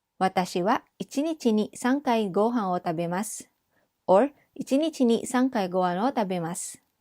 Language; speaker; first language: Japanese; non-native, fluent; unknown